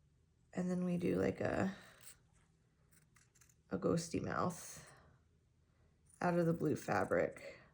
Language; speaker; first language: English; native; English